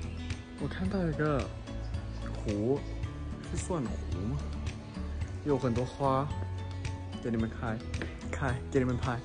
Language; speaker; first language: Chinese; non-native, fluent; Thai